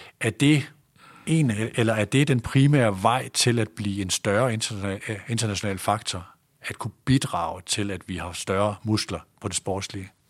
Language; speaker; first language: Danish; native; Danish